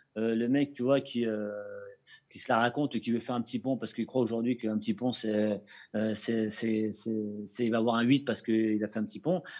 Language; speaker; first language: French; native; French